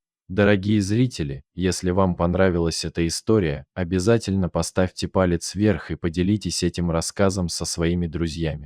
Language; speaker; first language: Russian; native; Russian